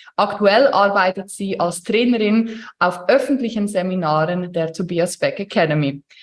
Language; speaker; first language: German; native; German